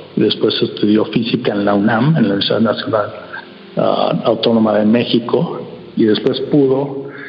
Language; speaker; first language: Spanish; early bilingual, heritage; Spanish